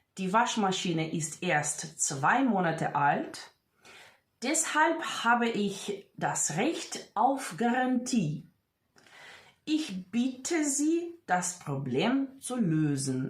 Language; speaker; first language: German; non-native, fluent; Ukrainian